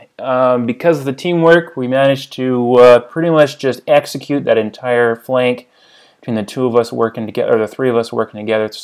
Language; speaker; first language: English; native; English